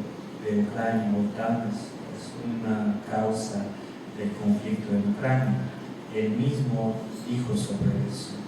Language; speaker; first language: Spanish; non-native, fluent; Russian